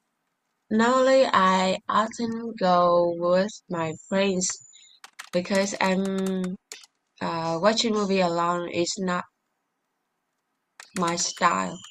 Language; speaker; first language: English; non-native, learner; Vietnamese